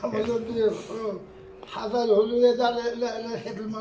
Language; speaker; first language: Hebrew; non-native, fluent; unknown